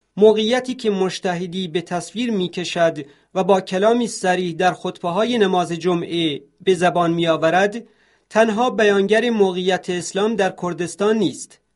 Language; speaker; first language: Persian; non-native, local second language; Central Kurdish